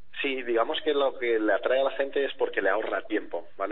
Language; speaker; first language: Spanish; native; Spanish